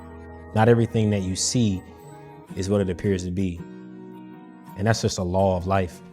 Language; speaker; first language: English; native; English